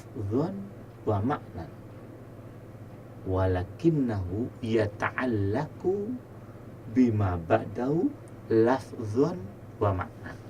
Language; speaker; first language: Arabic; non-native, fluent; Indonesian